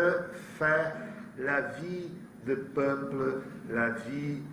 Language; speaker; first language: French; non-native, learner; Portuguese